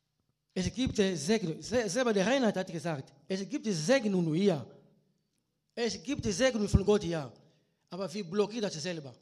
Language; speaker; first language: German; non-native, learner; Lingala